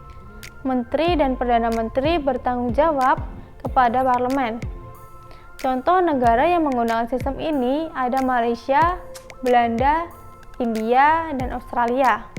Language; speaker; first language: Indonesian; native; Indonesian